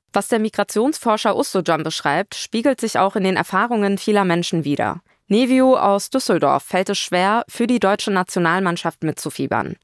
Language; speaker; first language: German; early bilingual, other home language; Turkish